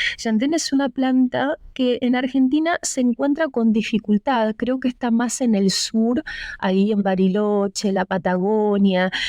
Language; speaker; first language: Spanish; early bilingual, other home language; Russian